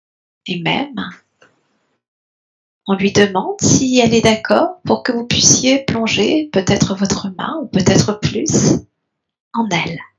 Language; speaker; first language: French; native; French